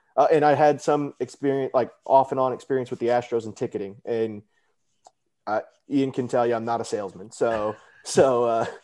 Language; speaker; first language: English; native; English